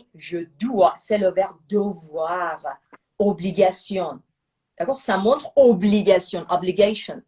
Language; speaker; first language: French; non-native, fluent; Persian